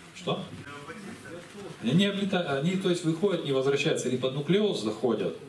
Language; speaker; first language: Russian; native; Russian